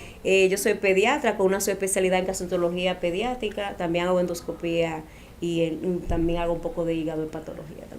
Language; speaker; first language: Spanish; native; Spanish